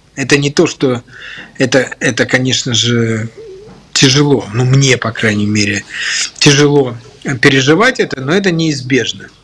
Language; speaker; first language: Russian; native; Russian